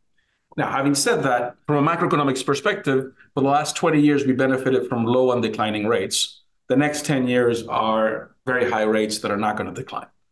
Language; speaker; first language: English; non-native, fluent; Spanish